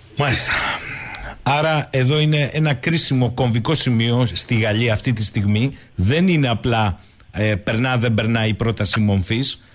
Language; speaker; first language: Greek; native; Greek